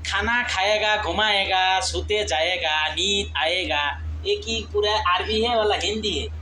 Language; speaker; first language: Hindi; non-native, learner; Bangla